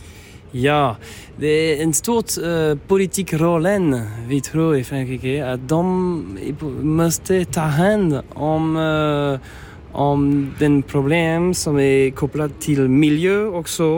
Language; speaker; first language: Swedish; non-native, learner; French